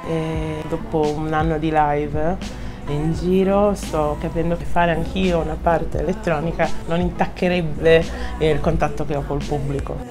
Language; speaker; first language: Italian; native; Italian